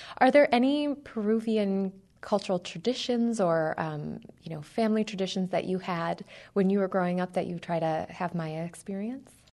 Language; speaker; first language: English; native; English